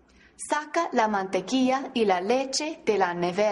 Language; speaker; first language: Spanish; non-native, fluent; English